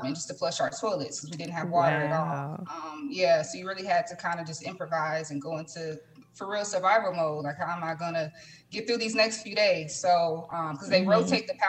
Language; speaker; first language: English; native; English